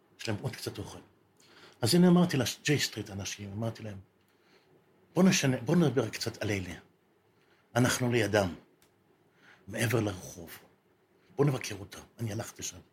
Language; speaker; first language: Hebrew; native; Hebrew